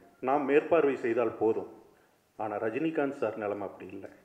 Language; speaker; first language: Tamil; native; Tamil